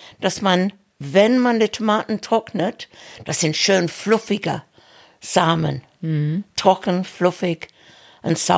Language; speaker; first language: German; non-native, fluent; English